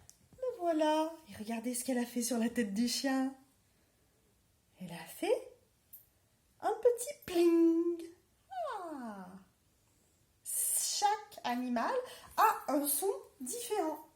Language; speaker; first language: French; native; French